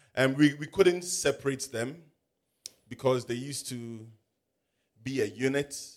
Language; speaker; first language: English; non-native, local second language; Akan